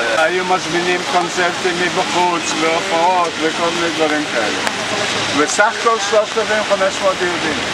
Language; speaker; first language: Hebrew; non-native, fluent; Russian